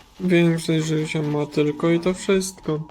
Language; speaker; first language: Polish; native; Polish